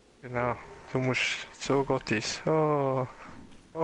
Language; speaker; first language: German; native; German